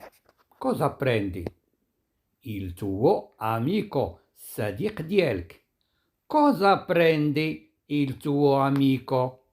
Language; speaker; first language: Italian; non-native, fluent; Arabic